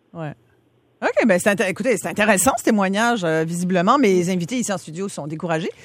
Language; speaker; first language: French; native; French